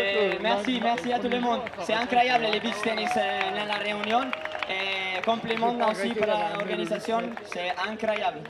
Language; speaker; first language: French; non-native, learner; Spanish